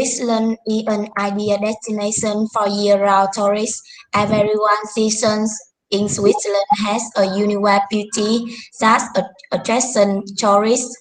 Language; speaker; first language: English; non-native, learner; Vietnamese